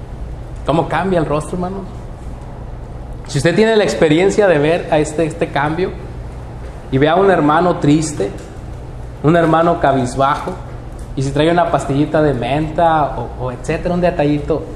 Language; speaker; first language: Spanish; native; Spanish